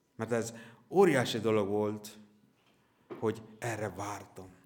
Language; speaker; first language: Hungarian; non-native, fluent; Bangla